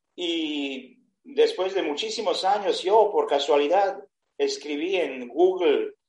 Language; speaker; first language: Spanish; non-native, fluent; Serbian